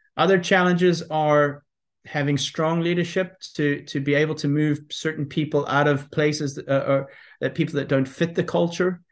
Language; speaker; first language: English; native; English